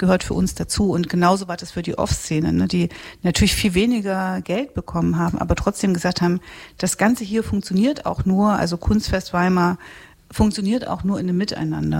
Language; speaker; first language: German; native; German